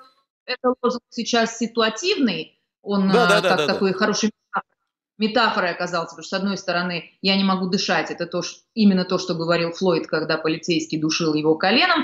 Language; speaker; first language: Russian; native; Russian